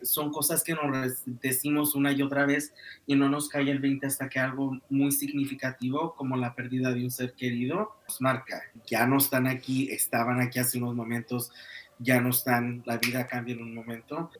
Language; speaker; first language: Spanish; early bilingual, other home language; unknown